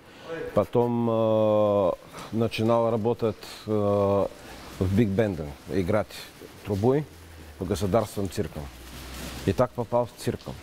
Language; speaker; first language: Russian; non-native, learner; Bulgarian